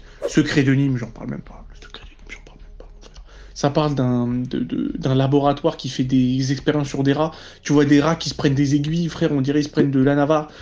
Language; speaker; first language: French; native; French